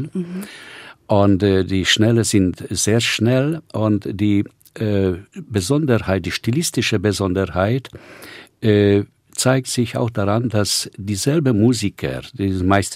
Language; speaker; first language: German; non-native, fluent; Hungarian